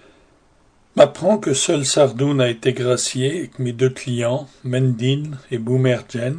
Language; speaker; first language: French; native; French